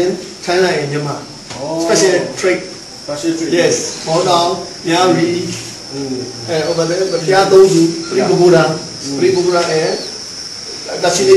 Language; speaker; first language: English; non-native, learner; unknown